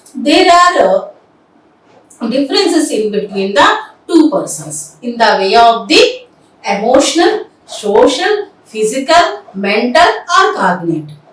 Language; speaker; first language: English; non-native, local second language; Telugu